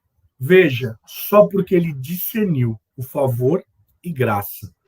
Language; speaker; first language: Portuguese; native; Portuguese